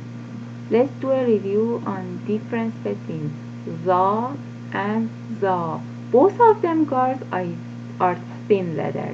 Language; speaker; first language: English; non-native, fluent; Persian